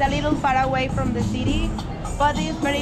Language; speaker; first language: English; non-native, learner; Spanish